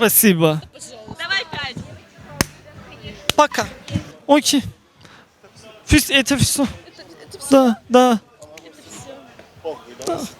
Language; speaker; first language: Russian; non-native, learner; Turkish